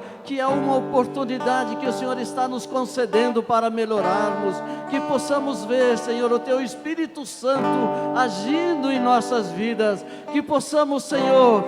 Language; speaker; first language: Portuguese; native; Portuguese